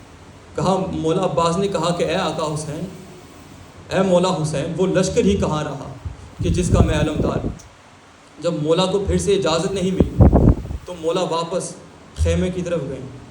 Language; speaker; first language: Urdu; early bilingual, heritage; Urdu